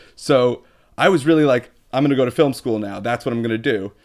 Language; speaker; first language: English; native; English